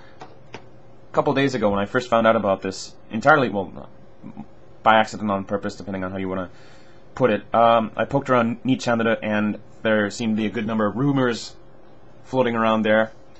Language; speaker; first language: English; native; English